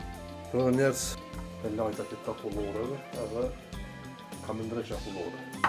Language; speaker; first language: Albanian; native; Albanian